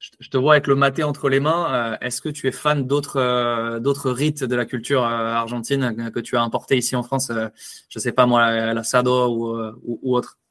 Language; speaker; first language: French; native; French